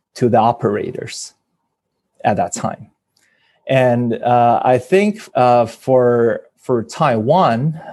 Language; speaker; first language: English; early bilingual, other home language; Chinese